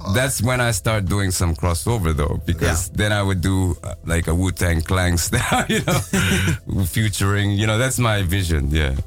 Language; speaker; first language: English; non-native, fluent; Japanese